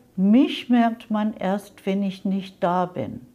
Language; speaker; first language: German; non-native, fluent; English